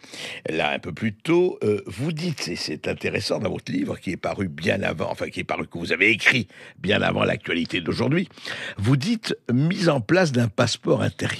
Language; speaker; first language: French; native; French